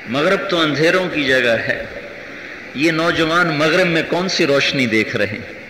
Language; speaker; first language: Urdu; non-native, local second language; Punjabi